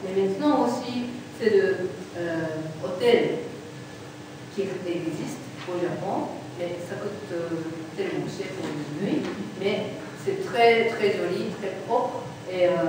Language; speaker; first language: French; non-native, learner; Japanese